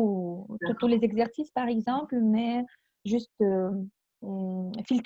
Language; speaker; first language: French; non-native, fluent; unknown